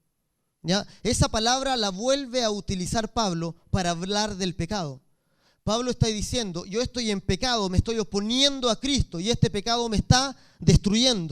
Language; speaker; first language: Spanish; native; Spanish